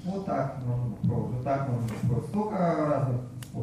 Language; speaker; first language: Russian; native; Russian